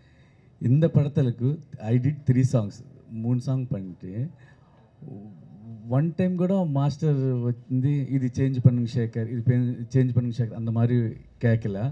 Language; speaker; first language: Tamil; non-native, learner; Telugu